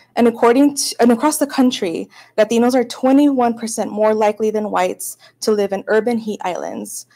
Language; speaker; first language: English; early bilingual, other home language; Spanish